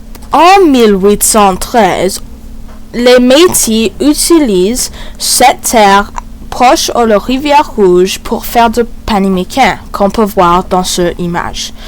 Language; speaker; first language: French; non-native, learner; English